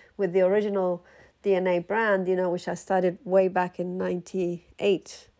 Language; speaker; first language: English; early bilingual, other home language; Spanish